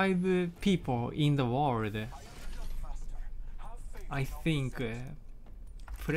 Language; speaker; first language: English; non-native, learner; Japanese